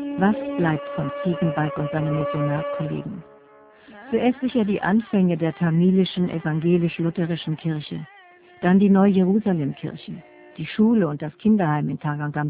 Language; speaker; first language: German; native; German